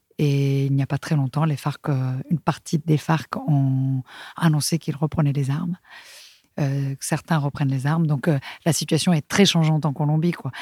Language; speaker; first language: French; non-native, fluent; Spanish